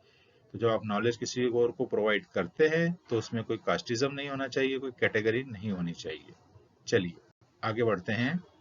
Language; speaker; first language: Hindi; native; Hindi